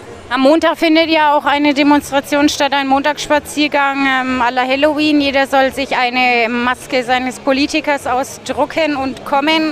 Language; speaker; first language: German; native; German